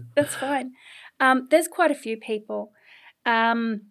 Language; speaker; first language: English; native; English